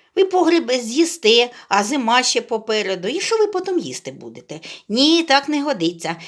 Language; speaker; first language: Ukrainian; native; Ukrainian